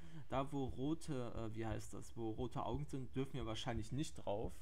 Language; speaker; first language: German; native; German